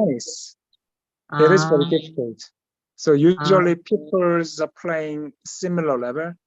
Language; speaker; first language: English; non-native, learner; Korean